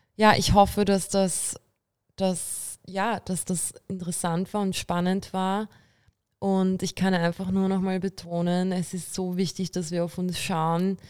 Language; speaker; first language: German; early bilingual, other home language; Bulgarian